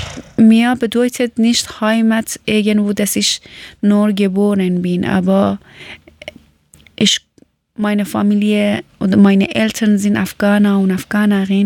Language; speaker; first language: German; early bilingual, other home language; Persian